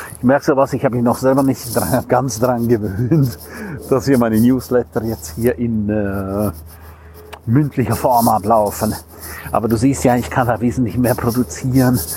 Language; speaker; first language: German; non-native, local second language; Romansh